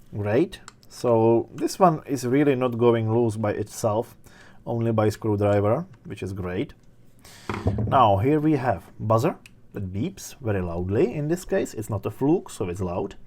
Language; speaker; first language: English; non-native, fluent; Czech